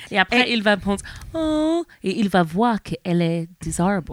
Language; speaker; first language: French; non-native, learner; English